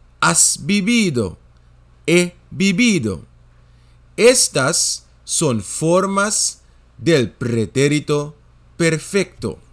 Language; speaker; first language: Spanish; non-native, fluent; Dutch